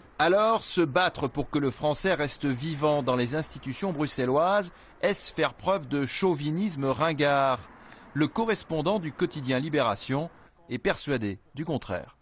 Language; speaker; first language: French; native; French